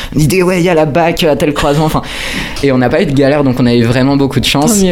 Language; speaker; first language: French; native; French